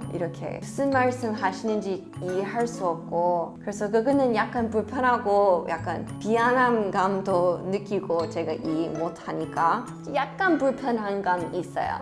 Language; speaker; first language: Korean; non-native, fluent; English